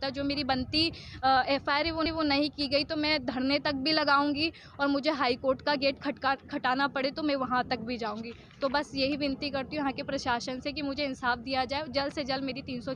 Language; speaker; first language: Hindi; native; Hindi